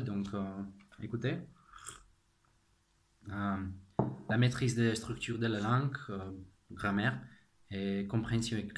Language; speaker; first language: French; non-native, fluent; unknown